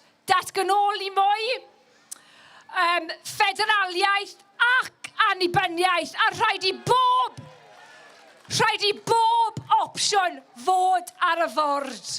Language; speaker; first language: Welsh; non-native, local second language; English